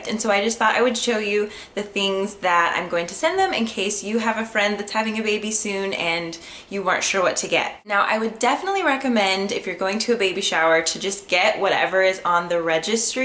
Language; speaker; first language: English; native; English